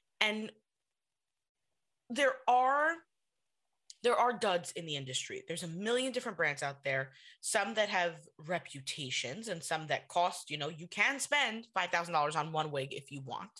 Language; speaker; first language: English; native; English